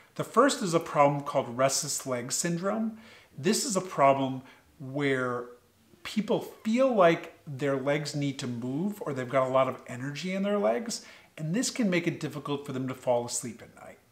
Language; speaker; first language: English; native; English